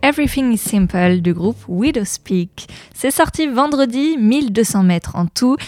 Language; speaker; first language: French; native; French